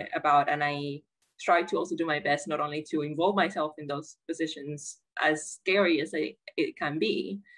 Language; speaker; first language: English; non-native, fluent; Spanish